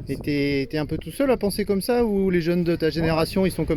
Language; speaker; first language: French; native; French